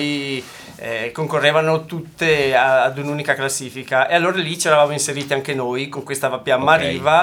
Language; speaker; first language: Italian; native; Italian